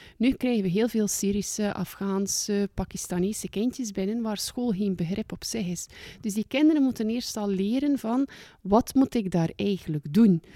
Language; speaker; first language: Dutch; native; Dutch